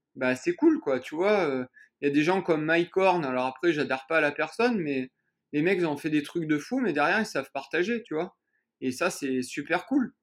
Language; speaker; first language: French; native; French